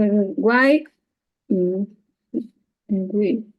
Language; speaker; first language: English; non-native, learner; Spanish